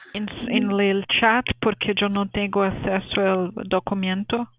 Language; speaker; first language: Spanish; non-native, fluent; Portuguese